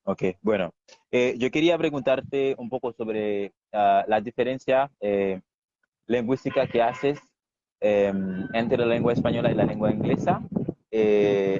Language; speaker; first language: Spanish; non-native, fluent; Haitian Creole